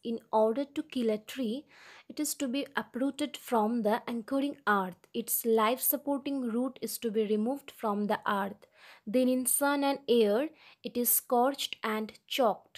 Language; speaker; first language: English; non-native, local second language; Bangla